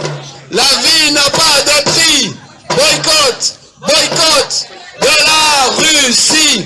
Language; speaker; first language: French; non-native, fluent; Ukrainian